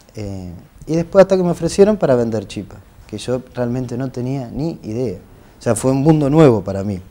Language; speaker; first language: Spanish; native; Spanish